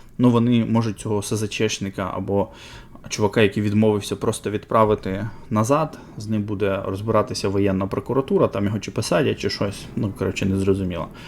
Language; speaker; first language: Ukrainian; native; Ukrainian